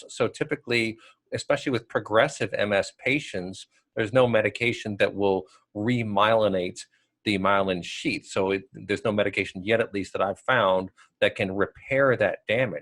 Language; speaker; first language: English; native; English